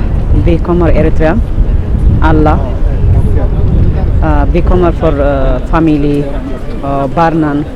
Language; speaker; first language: Swedish; non-native, learner; Tigrinya